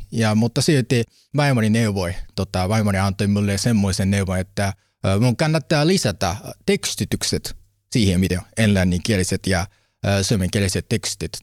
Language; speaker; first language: Finnish; non-native, learner; Japanese